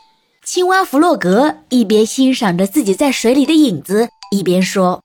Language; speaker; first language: Chinese; native; Chinese